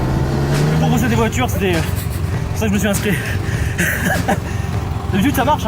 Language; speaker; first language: French; native; French